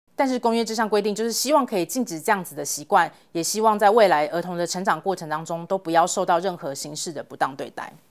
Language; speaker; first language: Chinese; native; Chinese